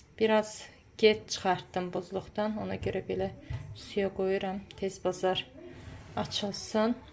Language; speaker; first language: Azerbaijani; early bilingual, heritage; Azerbaijani